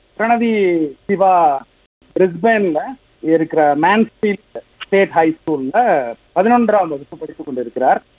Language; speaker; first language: Tamil; native; Tamil